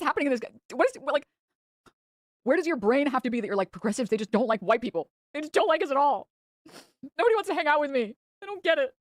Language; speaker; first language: English; native; English